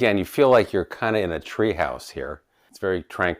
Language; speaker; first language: English; native; English